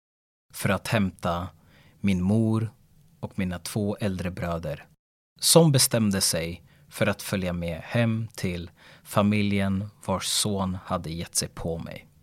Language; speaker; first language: Swedish; early bilingual, other home language; Lingala